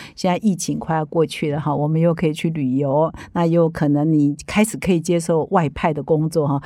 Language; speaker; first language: Chinese; native; Chinese